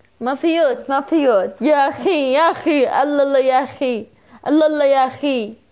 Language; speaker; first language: Arabic; non-native, learner; Turkish